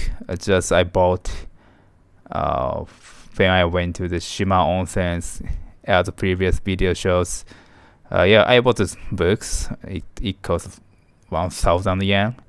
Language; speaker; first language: English; non-native, learner; Japanese